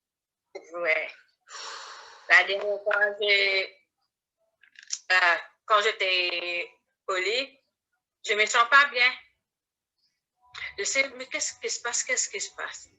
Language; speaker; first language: French; non-native, learner; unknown